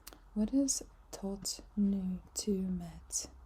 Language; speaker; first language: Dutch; non-native, learner; English